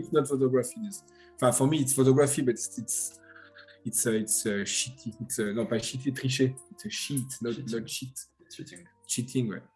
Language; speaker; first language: English; non-native, learner; French